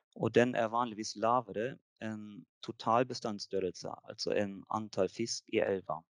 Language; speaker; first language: Norwegian; non-native, fluent; German